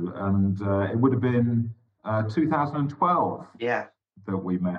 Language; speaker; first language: English; native; English